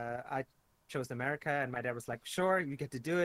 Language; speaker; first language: English; native; English